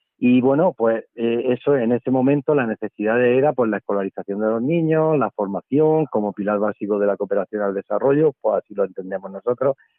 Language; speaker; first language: Spanish; native; Spanish